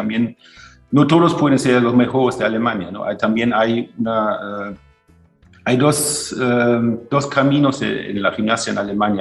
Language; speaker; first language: Spanish; non-native, fluent; German